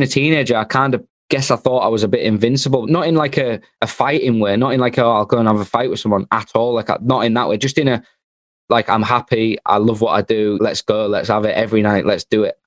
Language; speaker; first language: English; native; English